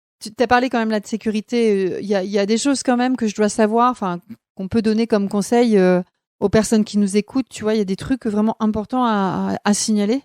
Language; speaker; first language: French; native; French